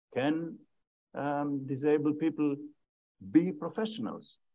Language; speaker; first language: English; non-native, fluent; Greek